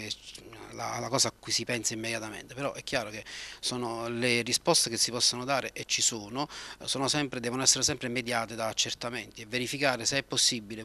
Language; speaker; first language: Italian; native; Italian